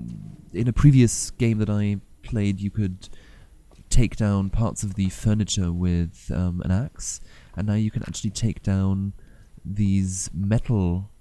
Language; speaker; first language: English; native; English